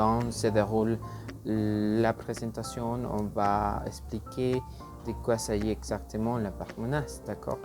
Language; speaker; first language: French; non-native, learner; Spanish